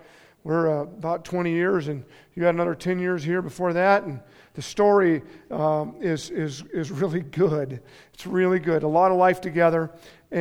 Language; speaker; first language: English; native; English